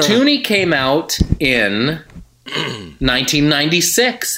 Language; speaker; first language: English; native; English